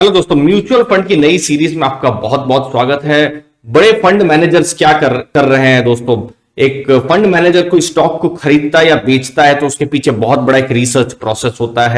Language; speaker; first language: Hindi; native; Hindi